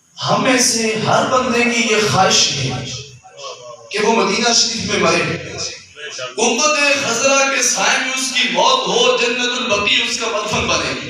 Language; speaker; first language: Urdu; non-native, local second language; Punjabi